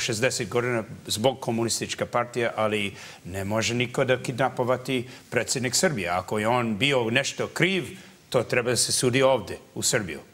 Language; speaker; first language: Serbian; early bilingual, heritage; English